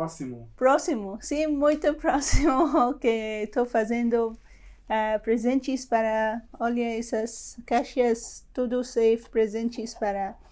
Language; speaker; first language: Portuguese; non-native, learner; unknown